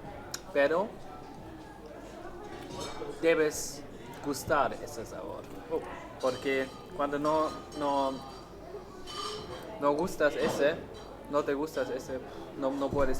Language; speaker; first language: Spanish; non-native, learner; German